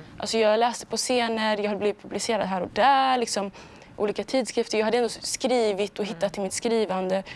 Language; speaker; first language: Swedish; early bilingual, other home language; Somali